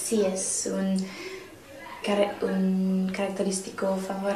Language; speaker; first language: Spanish; non-native, learner; English